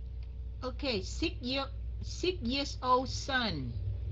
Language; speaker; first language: English; non-native, fluent; Vietnamese